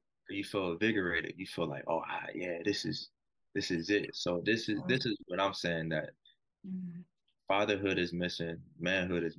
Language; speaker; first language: English; native; English